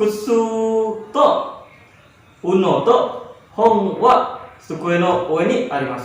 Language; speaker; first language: Japanese; non-native, learner; Indonesian